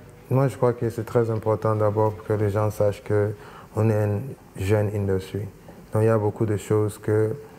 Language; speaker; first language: French; non-native, local second language; English